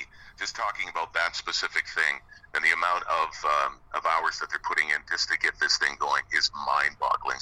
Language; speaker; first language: English; native; English